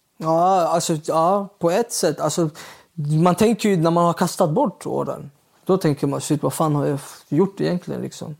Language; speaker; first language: Swedish; early bilingual, other home language; Uyghur